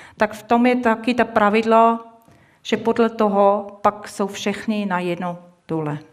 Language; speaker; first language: Czech; non-native, fluent; Swiss German